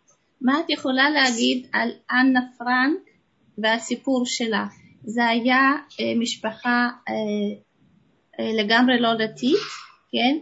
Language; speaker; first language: Hebrew; non-native, fluent; Russian